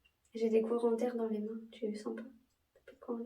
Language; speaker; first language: French; native; French